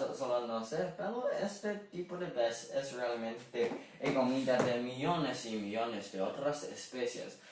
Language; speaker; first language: Spanish; non-native, learner; Chinese